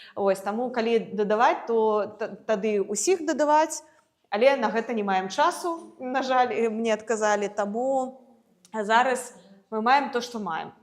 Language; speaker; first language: Belarusian; non-native, local second language; Russian